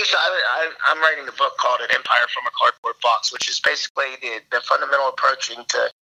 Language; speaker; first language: English; native; English